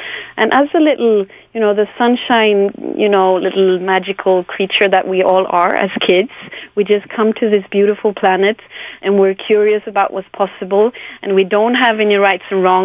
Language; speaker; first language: English; non-native, fluent; Swedish